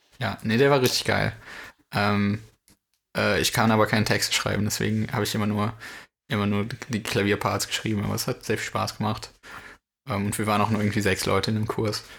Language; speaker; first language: German; native; German